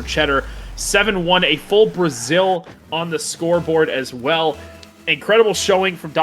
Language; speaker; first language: English; native; English